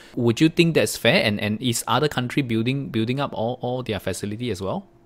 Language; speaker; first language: English; non-native, local second language; Chinese